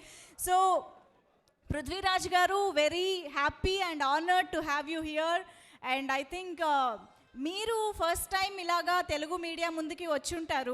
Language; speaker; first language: Telugu; native; Telugu